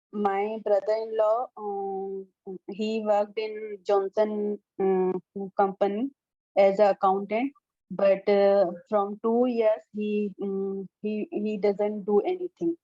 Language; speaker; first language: English; non-native, learner; Hindi